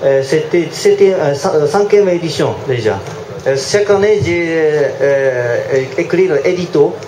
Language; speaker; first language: French; non-native, learner; Japanese